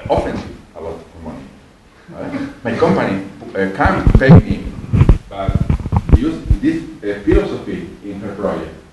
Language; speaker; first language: English; non-native, learner; Spanish